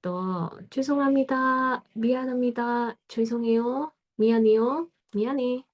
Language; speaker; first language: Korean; non-native, fluent; Indonesian